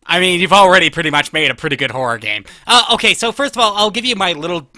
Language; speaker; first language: English; native; English